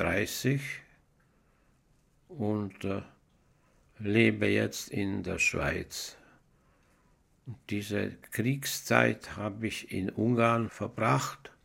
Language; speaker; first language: German; non-native, fluent; Hungarian